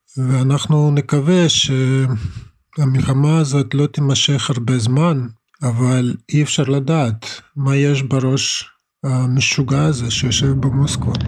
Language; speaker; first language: Hebrew; non-native, fluent; Russian